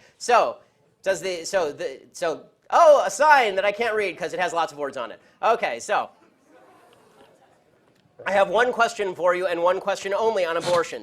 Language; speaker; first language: English; native; English